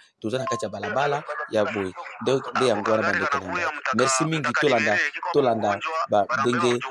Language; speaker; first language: Lingala; non-native, local second language; Swahili